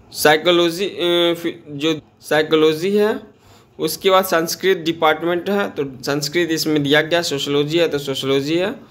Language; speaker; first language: Hindi; native; Hindi